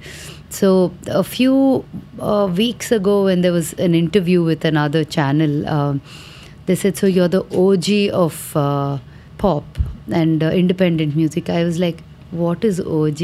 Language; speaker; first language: English; non-native, local second language; Telugu